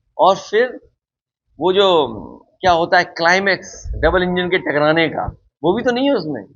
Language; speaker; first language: Hindi; native; Hindi